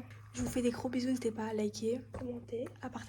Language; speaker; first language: French; native; French